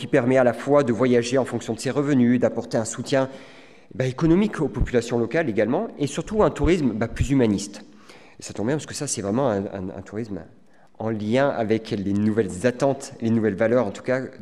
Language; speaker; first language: French; native; French